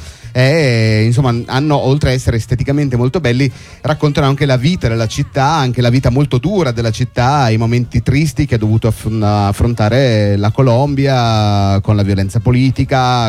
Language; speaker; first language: Italian; native; Italian